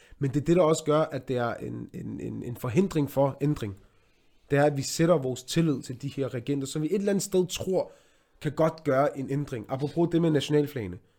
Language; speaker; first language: Danish; early bilingual, other home language; Arabic